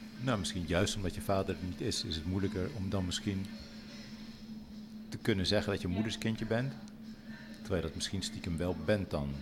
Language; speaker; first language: Dutch; native; Dutch